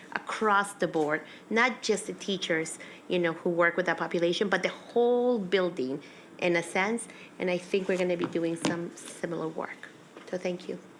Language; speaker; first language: English; early bilingual, other home language; Spanish